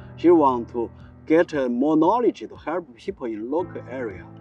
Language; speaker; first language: English; non-native, learner; Chinese